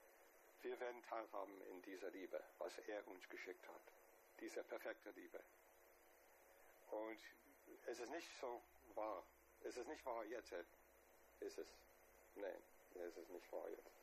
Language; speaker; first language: German; non-native, fluent; English